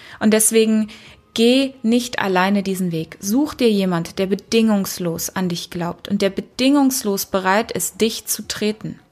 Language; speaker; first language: German; early bilingual, heritage; German